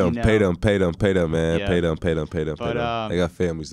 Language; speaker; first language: English; native; English